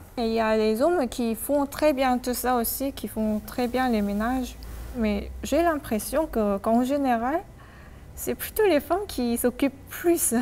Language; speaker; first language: French; non-native, fluent; Korean